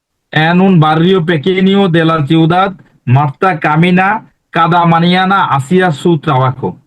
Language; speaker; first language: Spanish; non-native, fluent; Bangla